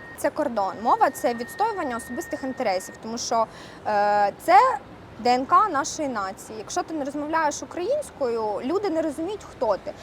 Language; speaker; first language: Ukrainian; non-native, local second language; Russian